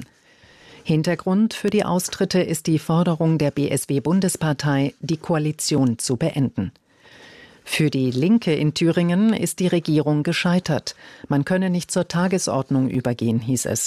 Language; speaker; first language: German; native; German